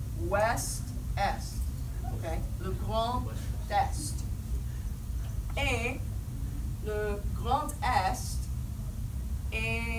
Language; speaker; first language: French; non-native, fluent; English